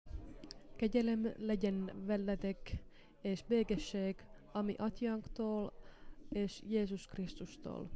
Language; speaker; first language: Hungarian; non-native, fluent; Finnish